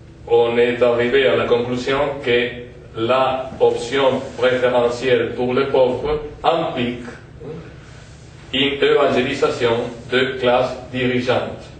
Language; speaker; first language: French; non-native, fluent; Spanish